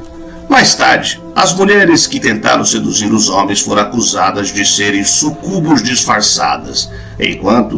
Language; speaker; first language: Portuguese; native; Portuguese